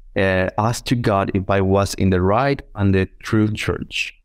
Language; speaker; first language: English; non-native, fluent; Spanish